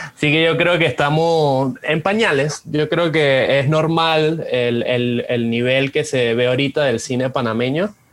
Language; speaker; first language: Spanish; native; Spanish